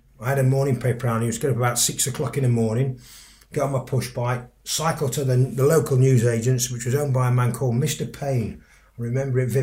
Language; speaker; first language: English; native; English